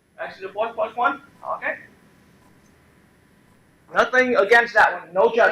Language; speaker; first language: English; non-native, fluent; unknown